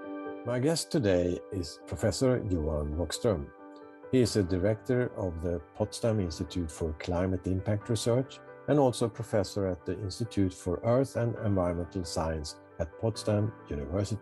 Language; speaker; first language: English; non-native, fluent; Swedish